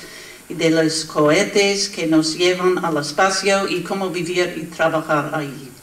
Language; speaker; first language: Spanish; non-native, learner; English